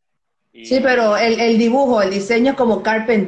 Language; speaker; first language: Spanish; native; Spanish